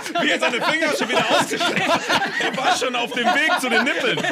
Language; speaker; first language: German; native; German